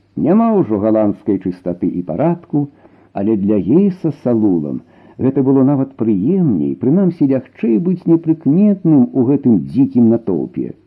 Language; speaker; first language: Belarusian; native; Belarusian